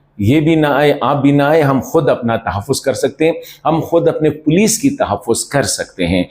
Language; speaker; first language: Urdu; non-native, local second language; Pashto